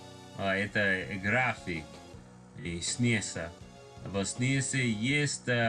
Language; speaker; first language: Russian; non-native, learner; English